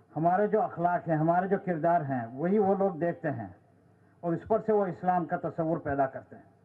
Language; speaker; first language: Urdu; non-native, local second language; Gujarati